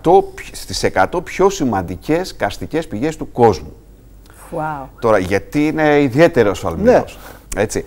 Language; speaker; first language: Greek; native; Greek